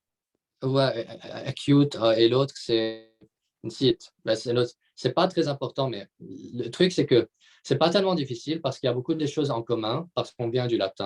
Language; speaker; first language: French; non-native, local second language; Arabic